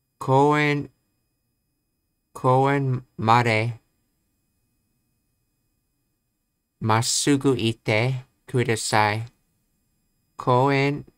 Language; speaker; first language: Japanese; non-native, learner; English